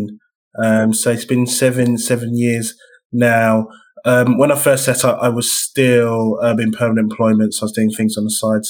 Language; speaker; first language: English; native; English